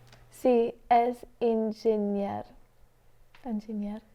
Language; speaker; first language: Catalan; non-native, fluent; English